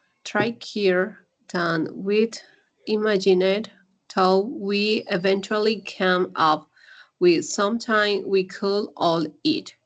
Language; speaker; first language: English; non-native, learner; Spanish